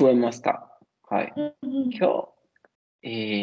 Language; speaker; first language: Japanese; non-native, learner; Italian